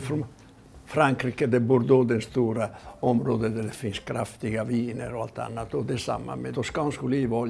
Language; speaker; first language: Swedish; non-native, fluent; Italian